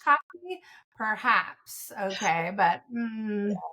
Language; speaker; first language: English; native; English